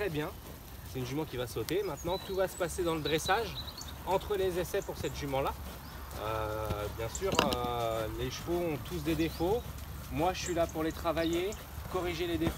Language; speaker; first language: French; native; French